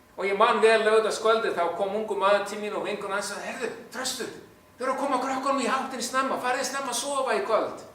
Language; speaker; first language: Icelandic; non-native, fluent; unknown